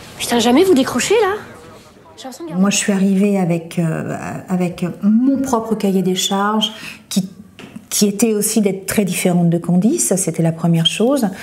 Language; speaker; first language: French; native; French